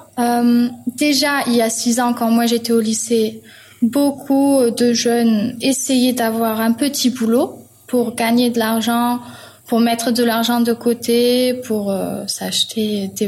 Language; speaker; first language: French; non-native, fluent; German